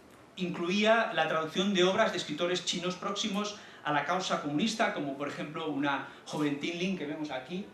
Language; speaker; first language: Spanish; native; Spanish